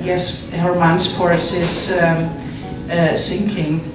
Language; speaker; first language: English; non-native, learner; German